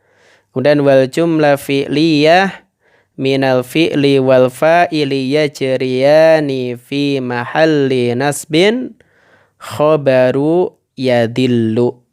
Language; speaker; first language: Arabic; non-native, fluent; Indonesian